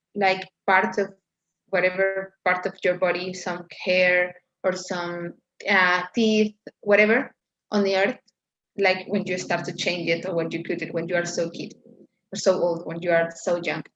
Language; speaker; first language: English; non-native, fluent; Spanish